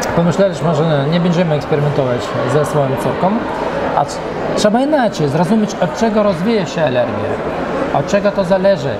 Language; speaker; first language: Polish; early bilingual, heritage; Russian